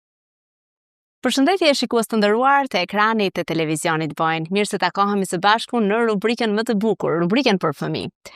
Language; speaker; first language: Albanian; native; Albanian